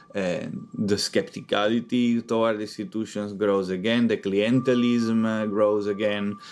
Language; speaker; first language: English; non-native, fluent; Italian